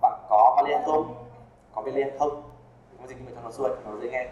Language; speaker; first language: Vietnamese; native; Vietnamese